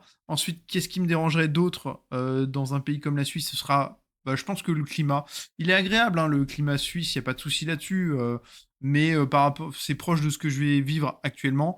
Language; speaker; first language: French; native; French